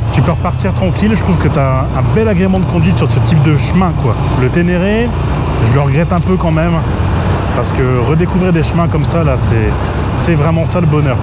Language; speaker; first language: French; native; French